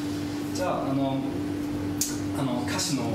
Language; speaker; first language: Japanese; non-native, fluent; German